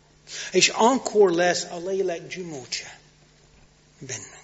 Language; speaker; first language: Hungarian; non-native, learner; English